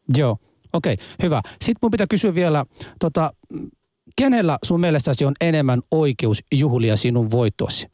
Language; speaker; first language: Finnish; early bilingual, other home language; Somali